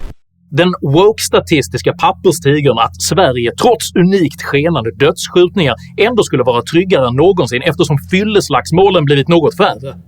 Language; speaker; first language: Swedish; native; Swedish